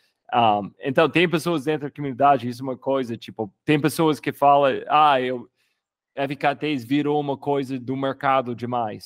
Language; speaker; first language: Portuguese; non-native, fluent; English